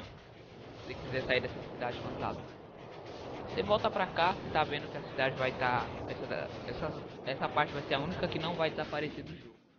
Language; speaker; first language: Portuguese; native; Portuguese